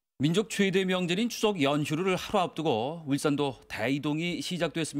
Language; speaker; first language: Korean; native; Korean